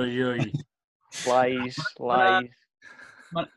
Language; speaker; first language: Welsh; native; Welsh